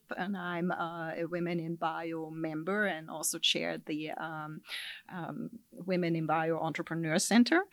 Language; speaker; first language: English; non-native, fluent; German